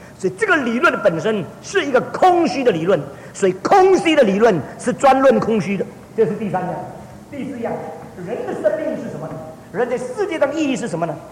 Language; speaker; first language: Chinese; early bilingual, heritage; Chinese